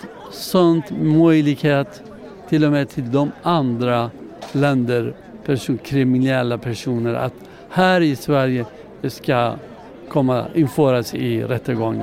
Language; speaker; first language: Swedish; non-native, learner; Persian